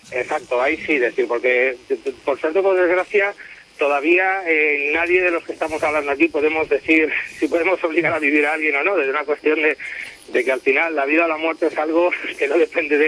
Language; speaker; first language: Spanish; native; Spanish